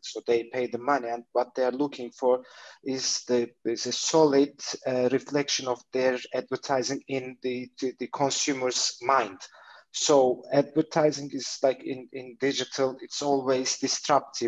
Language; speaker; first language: English; non-native, fluent; Turkish